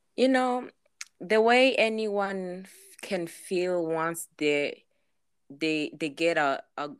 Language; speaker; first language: English; non-native, local second language; Kinyarwanda